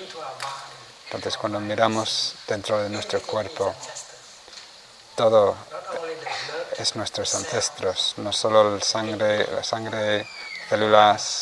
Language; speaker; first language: Spanish; non-native, fluent; Vietnamese